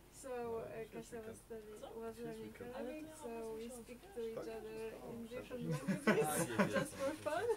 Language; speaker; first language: English; non-native, fluent; Polish